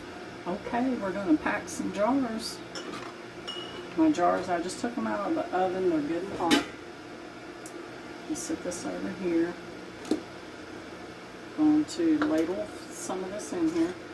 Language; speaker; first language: English; native; English